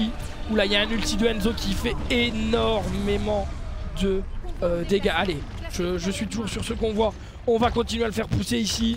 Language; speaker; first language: French; native; French